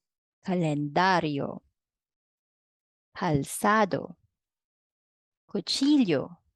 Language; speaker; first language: Spanish; non-native, fluent; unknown